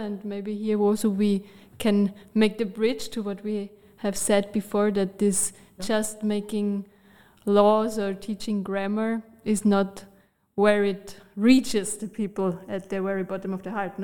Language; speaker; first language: English; non-native, fluent; German